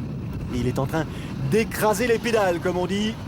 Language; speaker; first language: French; native; French